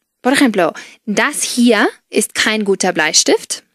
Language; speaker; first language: German; non-native, fluent; Spanish